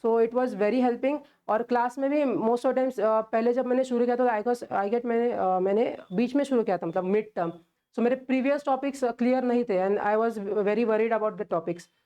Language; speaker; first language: Hindi; non-native, local second language; Marathi